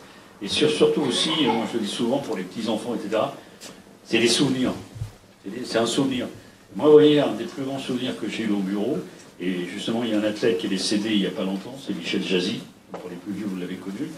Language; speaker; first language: French; native; French